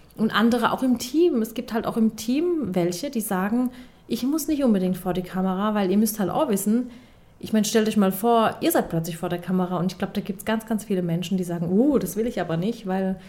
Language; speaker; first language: German; early bilingual, other home language; Turkish